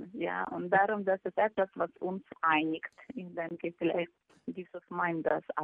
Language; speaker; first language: German; non-native, fluent; Ukrainian